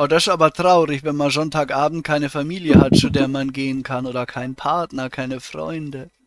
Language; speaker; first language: German; native; German